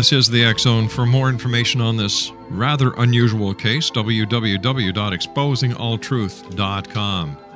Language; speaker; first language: English; native; English